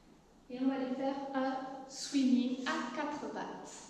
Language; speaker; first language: French; native; French